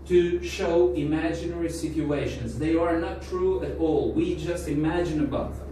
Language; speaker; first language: English; non-native, fluent; Albanian